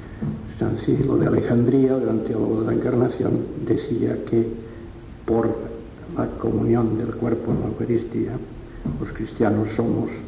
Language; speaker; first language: Spanish; non-native, local second language; Catalan